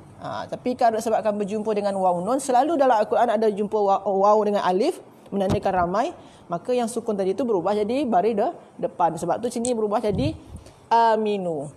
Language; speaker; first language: Malay; native; Malay